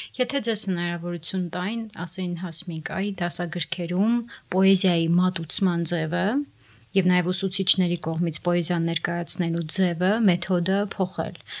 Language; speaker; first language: Armenian; native; Armenian